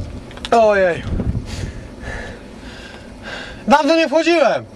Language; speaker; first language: Polish; native; Polish